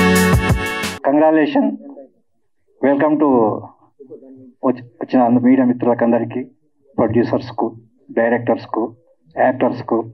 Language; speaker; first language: Telugu; native; Telugu